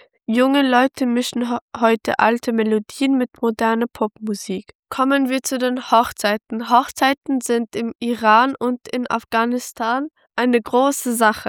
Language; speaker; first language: German; early bilingual, other home language; Pashto